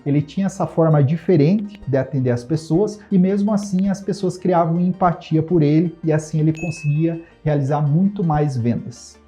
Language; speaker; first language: Portuguese; native; Portuguese